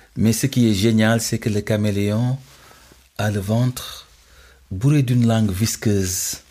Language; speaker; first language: French; non-native, local second language; Wolof